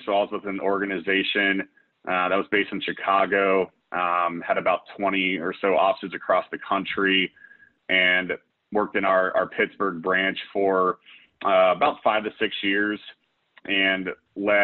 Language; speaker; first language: English; native; English